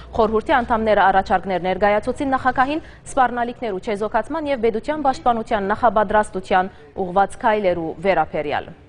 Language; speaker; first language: Armenian; native; Armenian